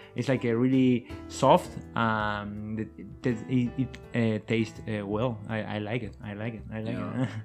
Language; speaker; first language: English; non-native, learner; Spanish